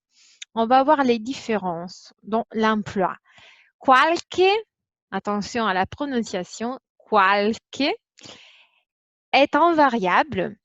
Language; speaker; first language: French; non-native, fluent; Italian